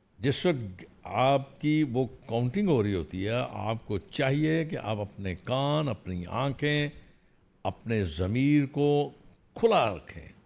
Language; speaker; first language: Urdu; non-native, local second language; Punjabi